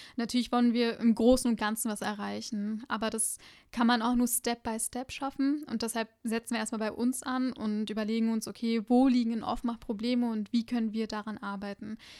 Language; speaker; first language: German; early bilingual, other home language; Urdu